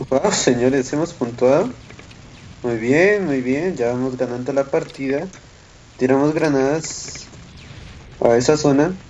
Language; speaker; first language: Spanish; native; Spanish